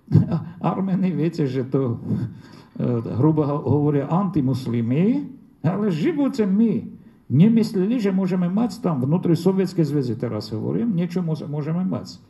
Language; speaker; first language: Slovak; non-native, fluent; Armenian